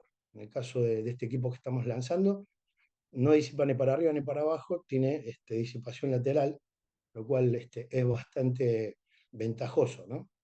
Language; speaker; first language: Spanish; native; Spanish